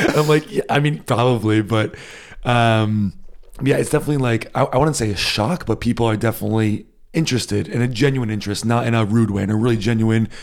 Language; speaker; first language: English; native; English